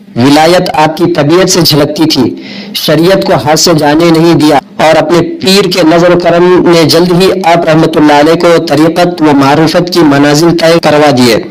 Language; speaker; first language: Hindi; native; Hindi